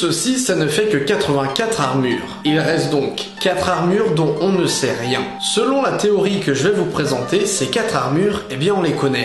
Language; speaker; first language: French; native; French